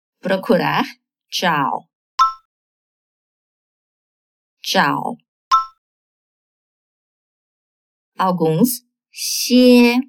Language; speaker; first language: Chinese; non-native, fluent; Portuguese